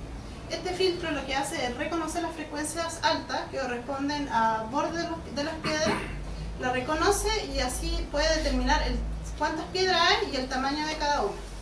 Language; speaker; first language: Spanish; native; Spanish